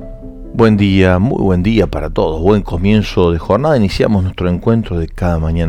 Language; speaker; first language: Spanish; native; Spanish